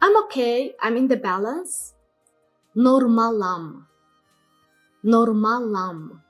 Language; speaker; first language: English; non-native, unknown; Azerbaijani